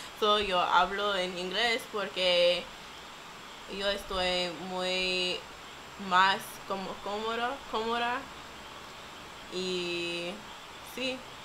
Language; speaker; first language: Spanish; non-native, learner; English